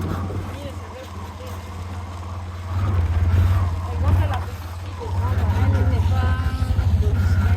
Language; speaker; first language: French; non-native, local second language; Malagasy